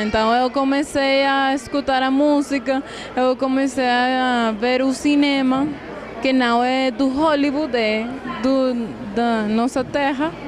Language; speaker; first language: Portuguese; non-native, fluent; Spanish